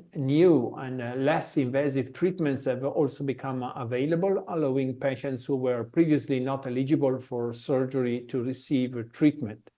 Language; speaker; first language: English; non-native, fluent; Italian